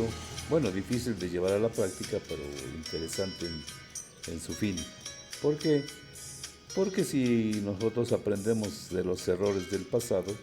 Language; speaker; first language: Spanish; native; Spanish